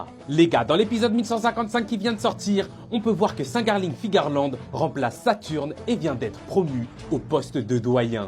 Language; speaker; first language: French; native; French